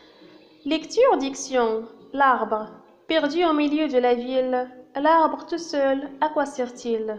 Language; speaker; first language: French; non-native, local second language; Arabic